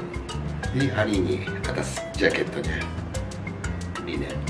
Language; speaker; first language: Indonesian; non-native, learner; Japanese